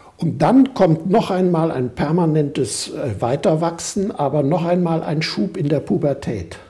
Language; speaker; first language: German; native; German